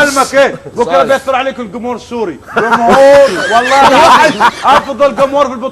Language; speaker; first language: Arabic; native; Arabic